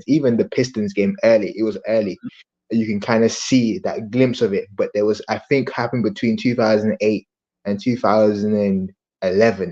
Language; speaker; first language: English; native; English